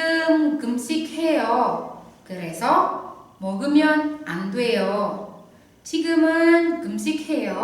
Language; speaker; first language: Korean; non-native, fluent; Indonesian